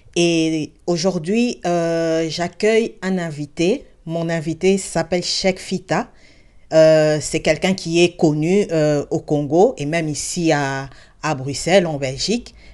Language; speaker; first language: French; non-native, local second language; Lingala